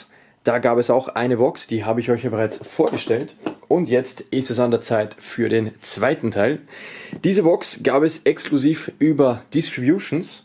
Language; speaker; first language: German; native; German